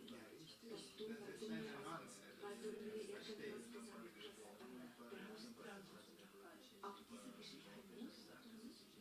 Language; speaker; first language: German; non-native, learner; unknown